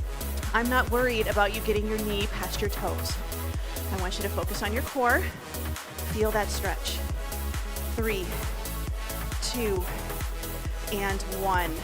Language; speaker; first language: English; native; English